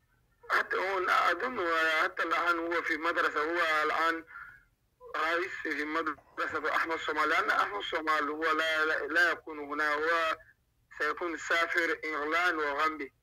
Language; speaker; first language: Arabic; non-native, learner; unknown